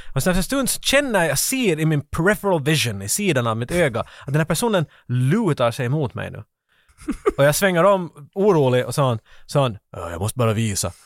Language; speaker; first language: Swedish; native; Swedish